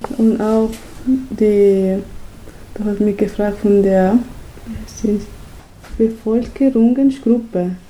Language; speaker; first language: German; non-native, learner; Spanish